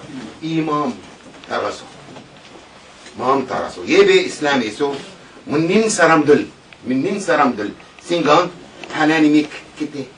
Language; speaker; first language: Korean; non-native, learner; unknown